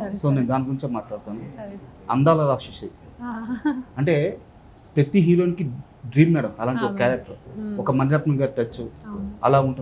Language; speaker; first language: Telugu; native; Telugu